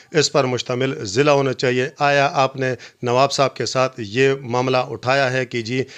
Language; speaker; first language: Urdu; non-native, local second language; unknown